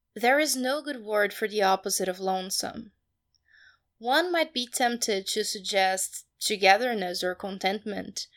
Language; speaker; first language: English; non-native, fluent; Portuguese